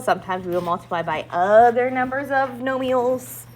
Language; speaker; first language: English; native; English